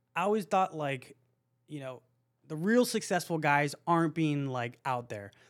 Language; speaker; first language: English; native; English